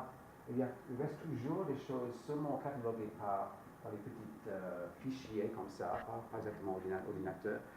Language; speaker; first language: French; non-native, fluent; English